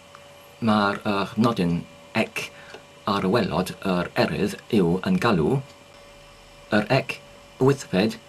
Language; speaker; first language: Welsh; non-native, learner; English